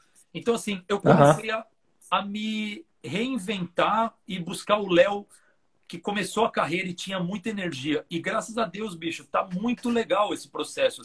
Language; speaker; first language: Portuguese; native; Portuguese